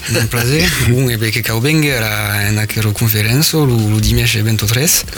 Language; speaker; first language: French; native; French